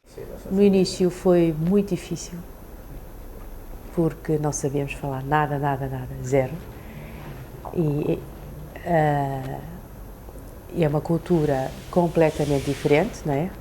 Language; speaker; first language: Portuguese; early bilingual, other home language; Chinese